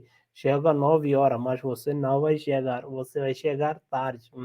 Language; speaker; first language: Portuguese; non-native, learner; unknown